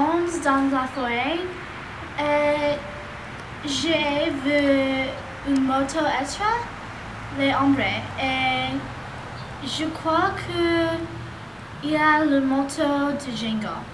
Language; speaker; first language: French; non-native, learner; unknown